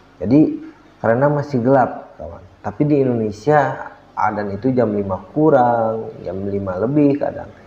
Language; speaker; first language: Indonesian; native; Indonesian